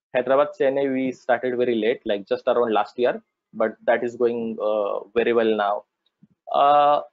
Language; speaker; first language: English; non-native, local second language; Marathi